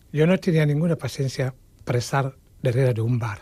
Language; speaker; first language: Catalan; non-native, fluent; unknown